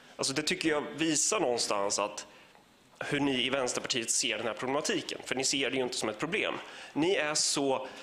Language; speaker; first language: Swedish; native; Swedish